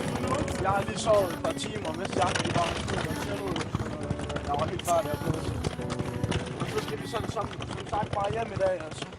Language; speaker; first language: Danish; native; Danish